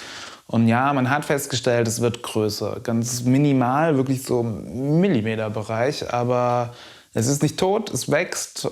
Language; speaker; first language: German; native; German